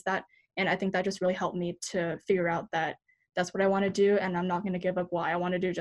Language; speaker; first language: English; native; English